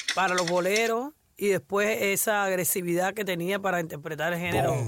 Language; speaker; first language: Spanish; native; Spanish